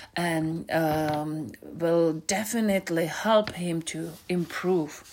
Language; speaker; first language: English; non-native, fluent; Czech